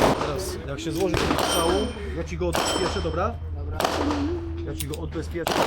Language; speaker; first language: Polish; native; Polish